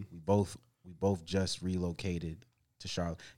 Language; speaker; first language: English; early bilingual, other home language; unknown